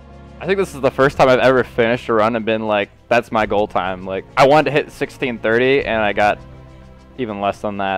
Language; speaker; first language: English; native; English